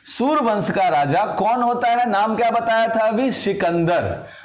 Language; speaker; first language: Hindi; native; Hindi